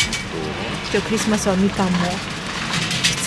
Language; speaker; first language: Japanese; non-native, fluent; Estonian